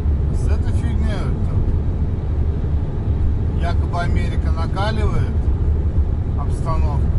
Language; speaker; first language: Russian; native; Russian